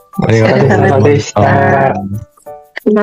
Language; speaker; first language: Japanese; non-native, learner; Korean